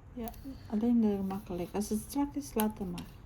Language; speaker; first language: Dutch; non-native, learner; Filipino